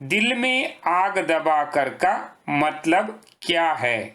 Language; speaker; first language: Hindi; non-native, local second language; Kannada